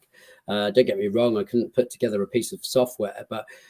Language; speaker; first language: English; native; English